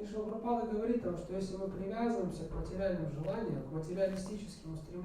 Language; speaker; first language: Russian; native; Russian